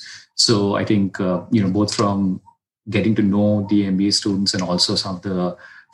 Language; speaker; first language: English; non-native, local second language; Hindi